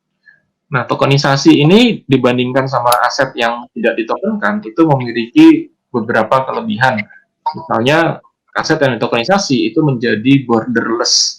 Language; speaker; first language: Indonesian; native; Indonesian